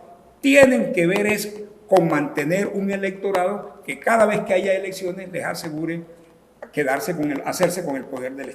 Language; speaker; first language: Spanish; native; Spanish